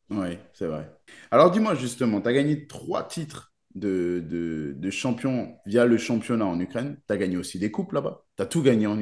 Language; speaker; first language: French; native; French